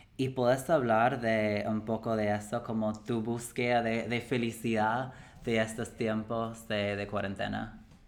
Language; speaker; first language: Spanish; non-native, fluent; English